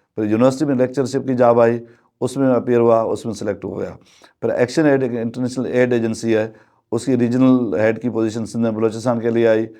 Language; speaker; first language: Urdu; non-native, local second language; Sindhi